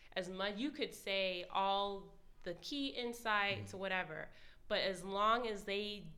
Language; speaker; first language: English; native; English